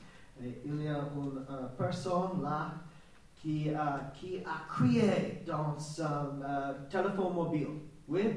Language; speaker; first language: French; non-native, learner; English